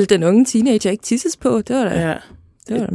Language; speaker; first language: Danish; native; Danish